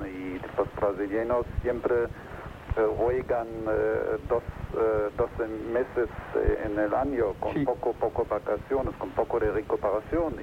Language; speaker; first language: Spanish; non-native, fluent; German